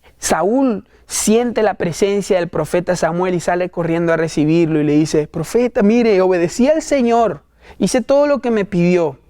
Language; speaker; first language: Spanish; native; Spanish